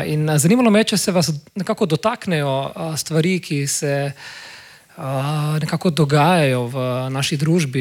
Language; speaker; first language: Slovenian; native; Slovenian